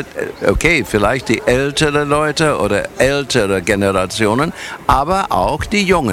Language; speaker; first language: German; non-native, fluent; English